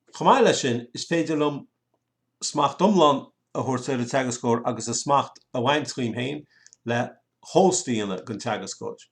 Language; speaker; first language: Irish; native; Irish